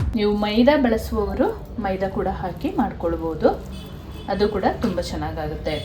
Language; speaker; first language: Kannada; non-native, local second language; Kodava